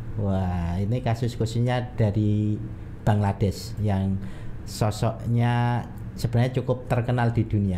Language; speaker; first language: Indonesian; native; Indonesian